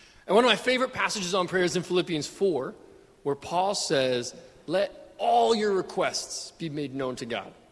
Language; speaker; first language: English; native; English